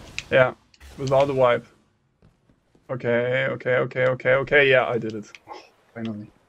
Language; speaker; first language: English; non-native, fluent; German